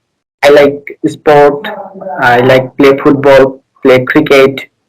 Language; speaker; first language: English; non-native, learner; Bangla